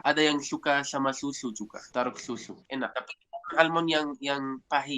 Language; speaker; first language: Indonesian; non-native, fluent; Arabic